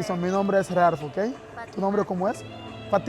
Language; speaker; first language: Spanish; non-native, learner; Haitian Creole